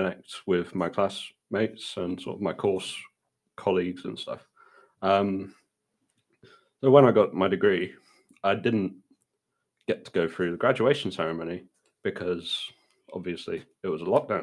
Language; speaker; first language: English; native; English